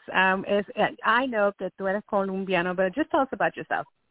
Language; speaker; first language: English; early bilingual, other home language; Spanish